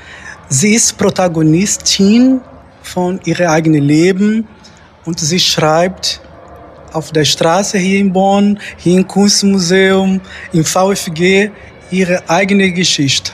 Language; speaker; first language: German; non-native, fluent; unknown